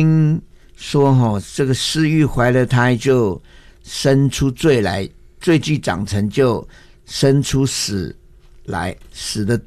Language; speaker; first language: Chinese; native; Chinese